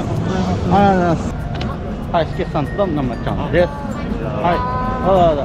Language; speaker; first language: Japanese; native; Japanese